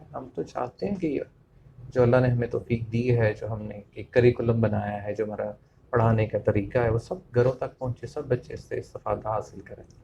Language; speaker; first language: Urdu; non-native, local second language; Punjabi